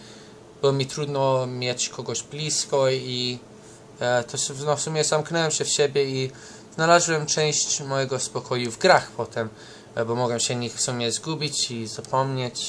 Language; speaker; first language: Polish; early bilingual, heritage; English